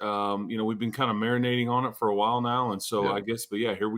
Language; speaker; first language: English; native; English